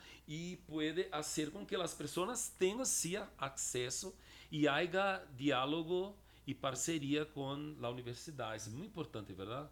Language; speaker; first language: Spanish; non-native, fluent; Portuguese